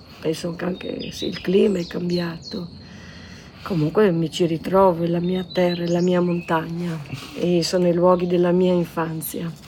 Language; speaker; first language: Italian; non-native, local second language; Slovenian